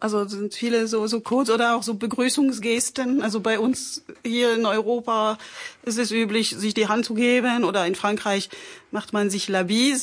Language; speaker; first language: German; non-native, fluent; French